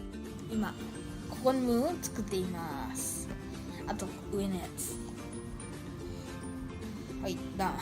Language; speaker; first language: Japanese; early bilingual, heritage; Japanese